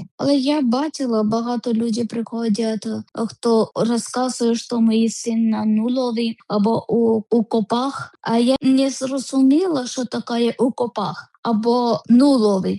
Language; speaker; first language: Ukrainian; non-native, learner; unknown